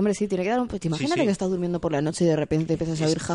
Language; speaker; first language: Spanish; native; Spanish